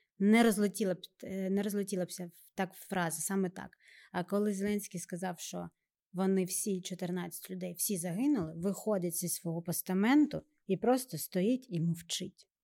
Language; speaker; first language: Ukrainian; native; Ukrainian